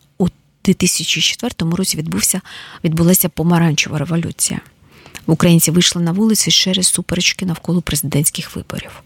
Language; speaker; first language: Ukrainian; native; Ukrainian